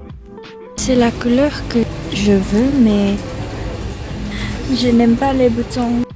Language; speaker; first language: French; non-native, learner; Indonesian